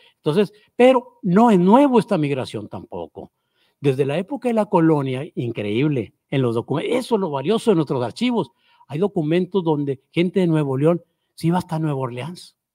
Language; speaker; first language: Spanish; native; Spanish